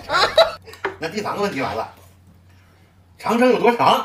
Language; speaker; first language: Chinese; native; Chinese